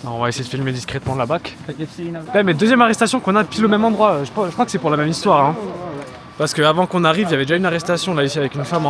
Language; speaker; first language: French; native; French